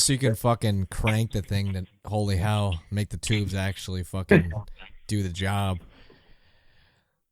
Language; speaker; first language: English; native; English